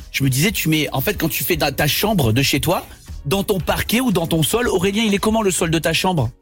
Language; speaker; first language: French; native; French